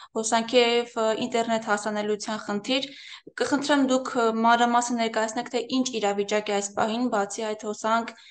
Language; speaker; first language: Armenian; native; Armenian